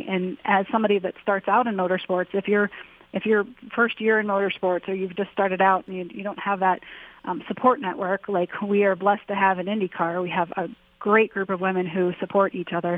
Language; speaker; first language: English; native; English